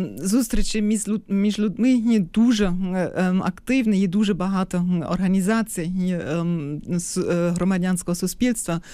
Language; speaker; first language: Ukrainian; non-native, fluent; German